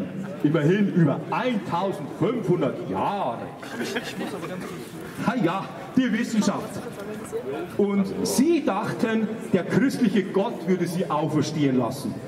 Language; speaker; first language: German; native; German